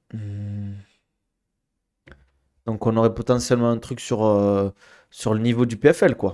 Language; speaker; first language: French; native; French